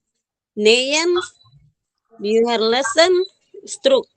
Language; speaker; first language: German; non-native, learner; Indonesian